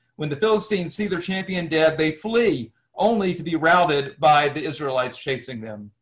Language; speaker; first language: English; native; English